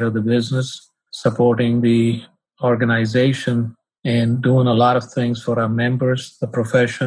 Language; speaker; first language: English; non-native, local second language; Tamil